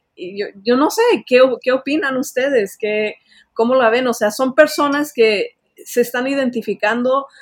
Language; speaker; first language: Spanish; early bilingual, heritage; Spanish